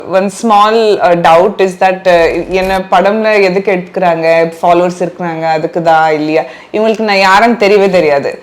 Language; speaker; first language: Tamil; non-native, learner; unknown